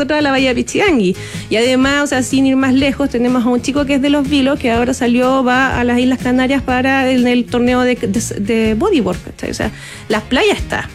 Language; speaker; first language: Spanish; native; Spanish